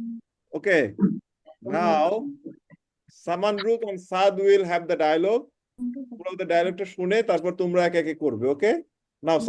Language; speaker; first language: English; non-native, fluent; Bangla